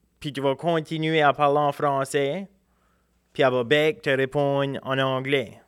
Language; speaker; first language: French; native; French